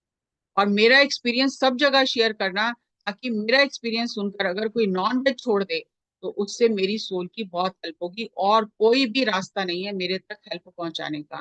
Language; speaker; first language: Hindi; native; Hindi